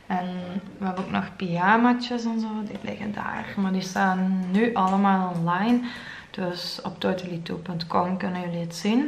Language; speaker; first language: Dutch; native; Dutch